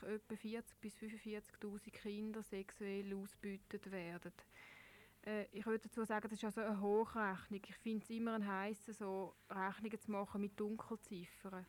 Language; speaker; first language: German; native; German